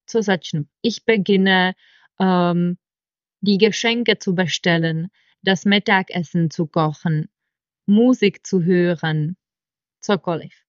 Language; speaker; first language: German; non-native, fluent; Czech